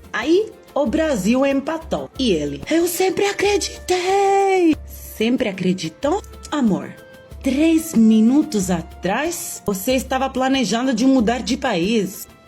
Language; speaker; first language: Portuguese; non-native, fluent; Italian